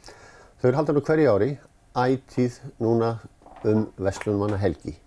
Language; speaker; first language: Icelandic; native; Icelandic